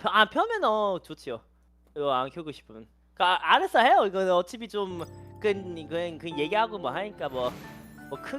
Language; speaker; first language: Korean; early bilingual, heritage; Korean